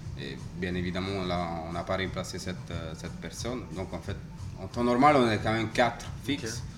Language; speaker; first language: French; non-native, fluent; Italian